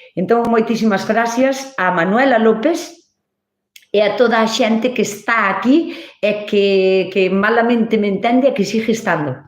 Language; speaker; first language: Galician; native; Galician